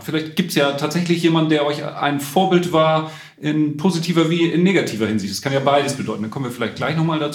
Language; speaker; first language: German; native; German